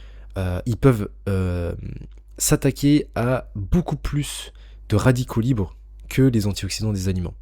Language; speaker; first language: French; native; French